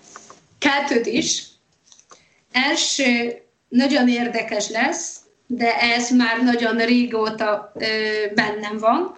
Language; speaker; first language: Hungarian; non-native, fluent; Polish